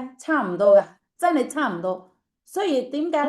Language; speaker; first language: Chinese; non-native, fluent; Indonesian